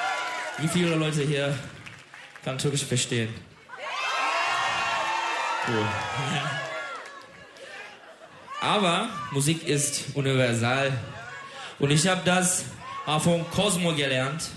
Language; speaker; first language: German; non-native, learner; Turkish